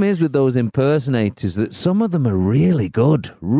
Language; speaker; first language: English; native; English